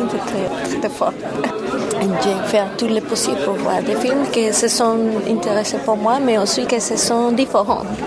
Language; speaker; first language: French; non-native, fluent; Spanish